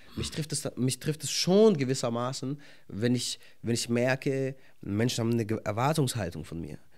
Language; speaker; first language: German; native; German